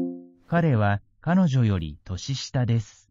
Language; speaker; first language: Japanese; non-native, learner; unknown